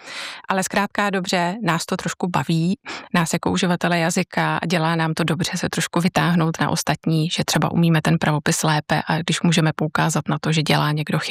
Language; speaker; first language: Czech; native; Czech